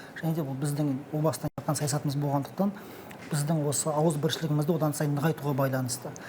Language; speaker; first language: Kazakh; non-native, local second language; Russian